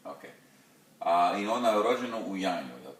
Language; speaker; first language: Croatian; early bilingual, heritage; Croatian